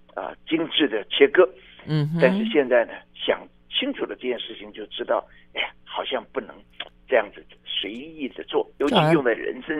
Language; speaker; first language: Chinese; native; Chinese